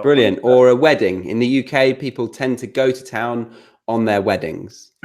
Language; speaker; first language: English; native; English